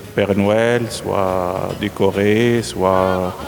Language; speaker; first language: French; non-native, fluent; Arabic